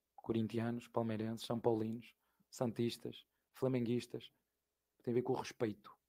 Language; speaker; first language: Portuguese; native; Portuguese